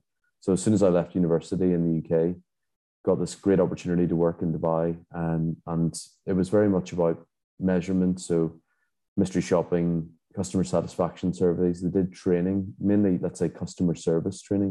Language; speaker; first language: English; native; English